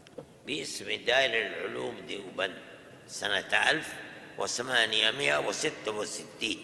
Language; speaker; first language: Arabic; non-native, fluent; Urdu